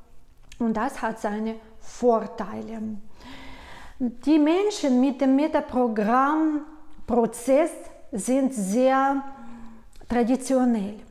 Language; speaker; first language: German; non-native, fluent; Russian